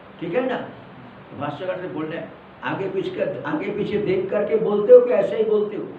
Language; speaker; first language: Hindi; non-native, local second language; Malayalam